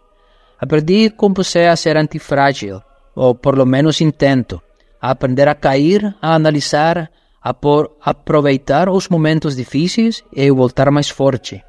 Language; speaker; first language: Portuguese; non-native, fluent; Spanish